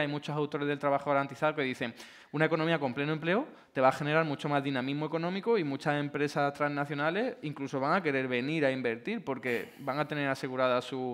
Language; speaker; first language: Spanish; native; Spanish